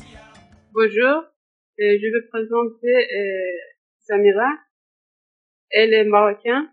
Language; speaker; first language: French; non-native, learner; Turkish